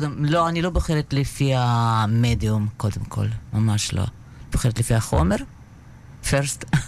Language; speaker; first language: Hebrew; non-native, fluent; Russian